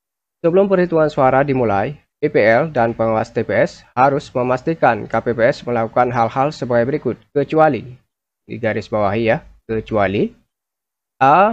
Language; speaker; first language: Indonesian; native; Indonesian